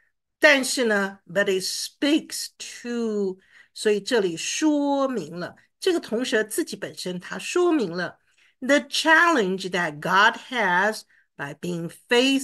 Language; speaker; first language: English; non-native, fluent; Chinese